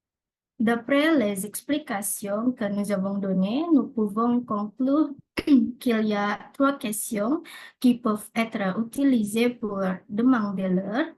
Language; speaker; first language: French; non-native, learner; Indonesian